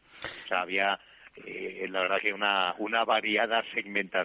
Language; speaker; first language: Spanish; native; Spanish